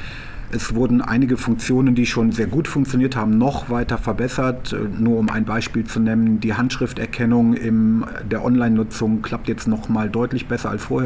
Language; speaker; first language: German; native; German